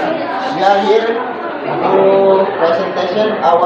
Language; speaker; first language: English; non-native, learner; Indonesian